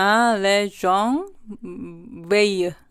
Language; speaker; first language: French; non-native, learner; Korean